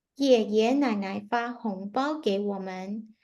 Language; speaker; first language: Chinese; native; Chinese